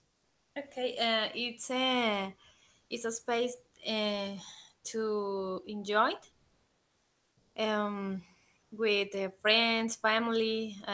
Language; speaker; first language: English; non-native, learner; Spanish